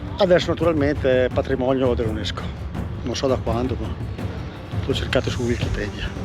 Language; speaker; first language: Italian; native; Italian